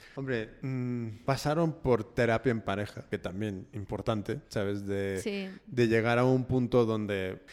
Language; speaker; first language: Spanish; early bilingual, heritage; Spanish